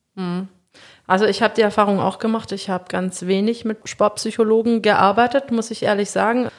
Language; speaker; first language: German; native; German